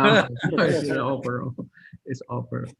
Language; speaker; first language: English; non-native, learner; Indonesian